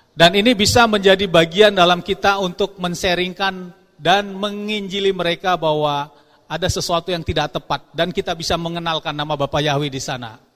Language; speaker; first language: Indonesian; non-native, local second language; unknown